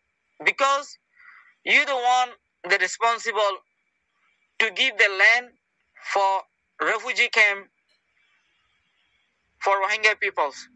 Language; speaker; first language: English; non-native, learner; Rohingya